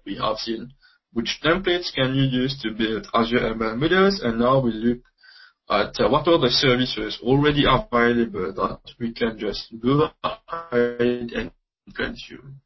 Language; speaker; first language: English; non-native, local second language; Morisyen